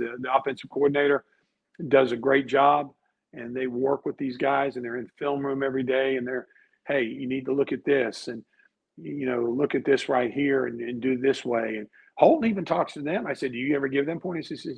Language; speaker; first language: English; native; English